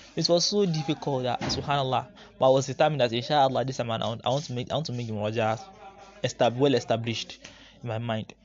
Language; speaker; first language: English; non-native, local second language; Yoruba